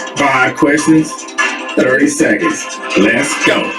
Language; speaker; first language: English; native; English